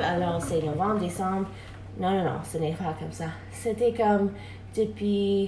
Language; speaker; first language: French; non-native, learner; English